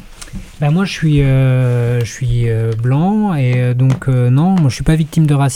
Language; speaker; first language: French; native; French